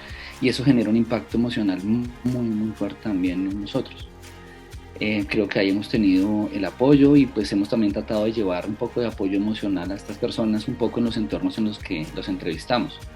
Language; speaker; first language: Spanish; native; Spanish